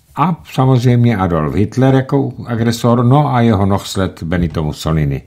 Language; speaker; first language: Czech; native; Czech